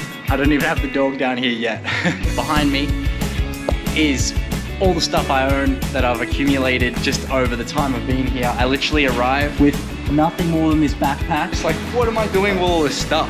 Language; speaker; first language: English; native; English